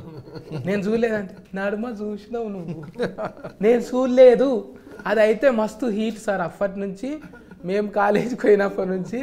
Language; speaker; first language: Telugu; native; Telugu